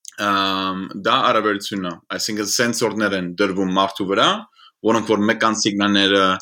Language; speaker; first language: Armenian; early bilingual, heritage; Armenian